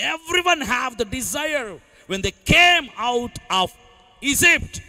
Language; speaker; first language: English; non-native, local second language; Telugu